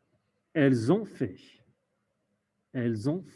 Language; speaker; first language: French; non-native, fluent; English